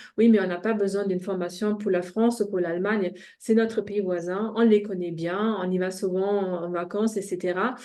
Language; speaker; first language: French; non-native, fluent; German